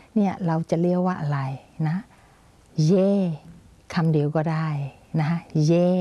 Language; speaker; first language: Thai; non-native, fluent; Burmese